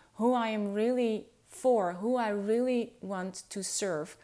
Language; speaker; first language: English; non-native, fluent; Dutch